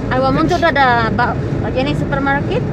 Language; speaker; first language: Arabic; non-native, learner; Filipino